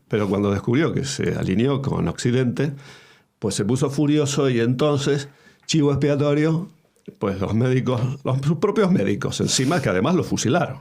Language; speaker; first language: Spanish; native; Spanish